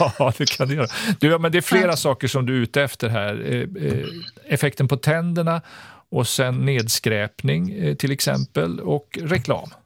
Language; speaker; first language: Swedish; native; Swedish